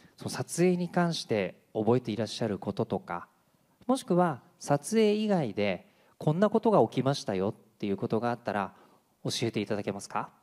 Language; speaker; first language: Japanese; native; Japanese